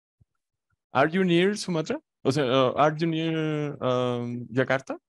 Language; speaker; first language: English; non-native, fluent; Spanish